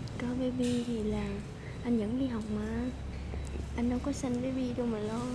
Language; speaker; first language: Vietnamese; native; Vietnamese